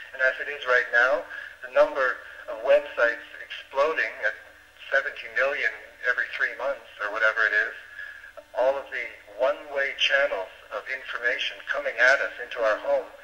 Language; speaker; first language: English; native; English